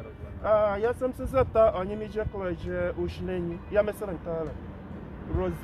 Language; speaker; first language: Czech; non-native, learner; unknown